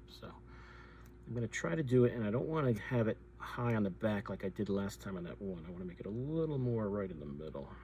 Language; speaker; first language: English; native; English